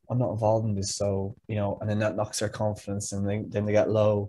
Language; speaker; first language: English; native; English